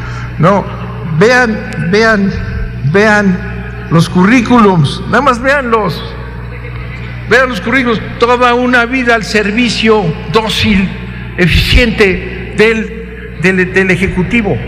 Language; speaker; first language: Spanish; native; Spanish